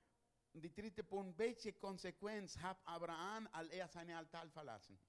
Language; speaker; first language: German; non-native, learner; Spanish